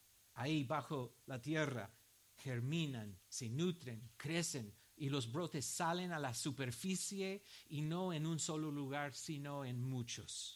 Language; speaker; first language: Spanish; non-native, fluent; English